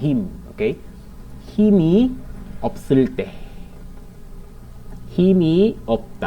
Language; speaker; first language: Korean; non-native, learner; Filipino